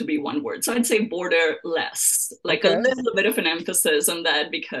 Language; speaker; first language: English; native; English